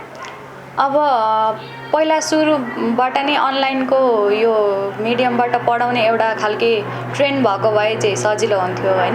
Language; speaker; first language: Nepali; native; Nepali